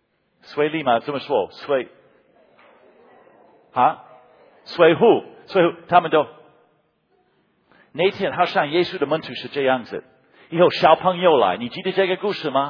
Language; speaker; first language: Chinese; non-native, fluent; English